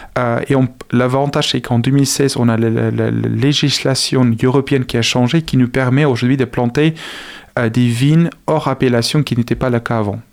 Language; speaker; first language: French; non-native, fluent; Afrikaans